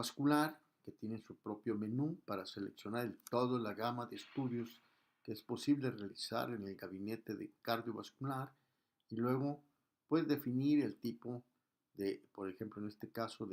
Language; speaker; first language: Spanish; native; Spanish